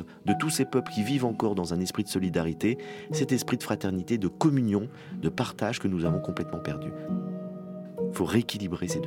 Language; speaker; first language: French; native; French